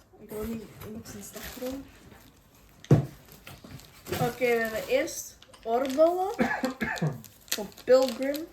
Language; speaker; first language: Dutch; early bilingual, other home language; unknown